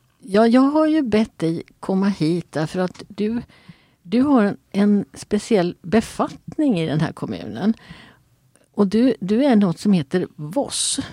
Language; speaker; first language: Swedish; native; Swedish